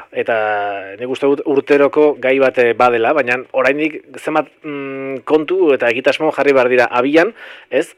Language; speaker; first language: Basque; native; Basque